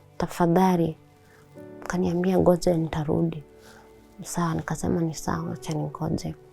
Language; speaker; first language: Swahili; native; Swahili